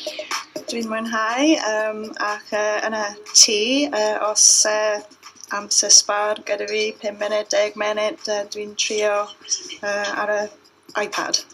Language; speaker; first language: Welsh; non-native, learner; English